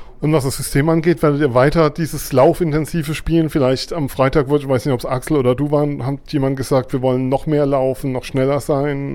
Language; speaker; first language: German; native; German